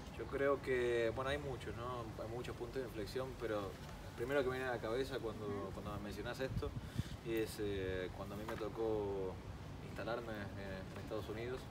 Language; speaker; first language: Spanish; early bilingual, other home language; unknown